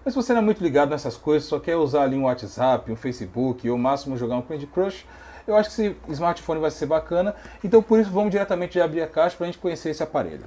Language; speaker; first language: Portuguese; native; Portuguese